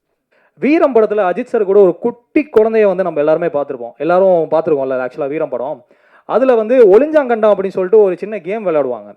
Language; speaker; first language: Tamil; native; Tamil